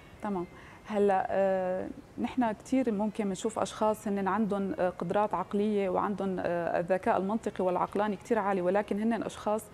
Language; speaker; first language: Arabic; native; Arabic